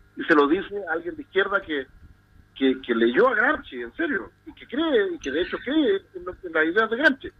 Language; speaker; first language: Spanish; native; Spanish